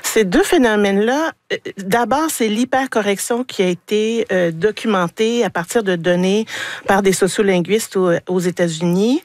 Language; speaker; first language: French; native; French